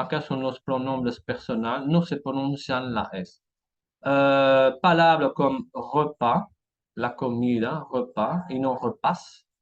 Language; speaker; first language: Spanish; non-native, fluent; French